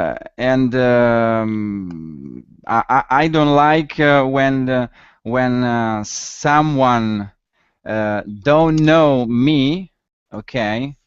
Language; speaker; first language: English; non-native, learner; Italian